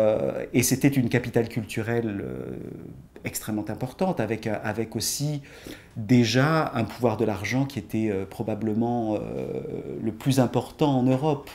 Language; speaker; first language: French; native; French